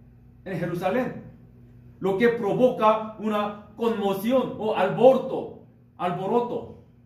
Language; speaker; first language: Spanish; non-native, learner; Korean